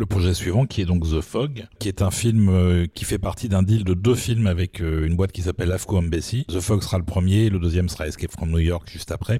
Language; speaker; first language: French; native; French